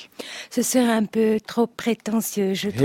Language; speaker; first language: French; non-native, learner; Italian